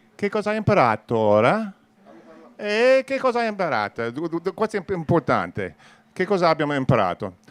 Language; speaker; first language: Italian; non-native, learner; English